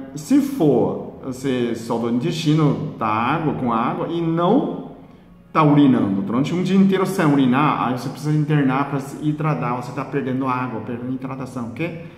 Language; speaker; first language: Portuguese; non-native, fluent; Chinese